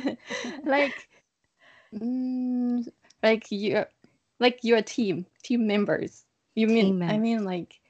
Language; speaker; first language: English; non-native, fluent; Japanese